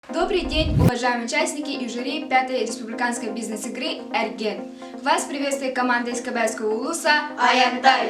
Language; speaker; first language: Russian; non-native, local second language; Yakut